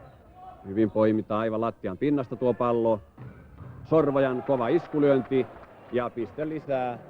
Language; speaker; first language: Finnish; native; Finnish